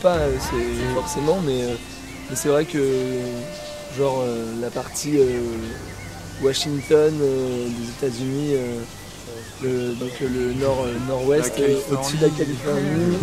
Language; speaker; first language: French; native; French